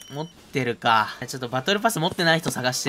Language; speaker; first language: Japanese; native; Japanese